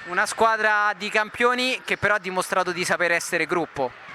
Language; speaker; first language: Italian; native; Italian